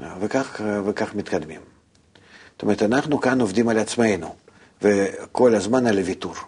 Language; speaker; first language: Hebrew; non-native, fluent; Russian